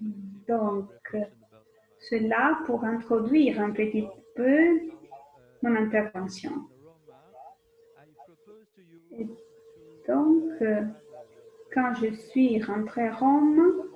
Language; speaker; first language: French; non-native, fluent; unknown